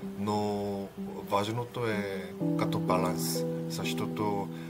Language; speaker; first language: Bulgarian; non-native, learner; Korean